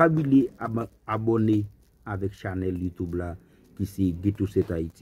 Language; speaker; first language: French; non-native, learner; Haitian Creole